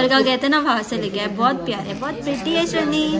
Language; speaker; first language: Hindi; native; Hindi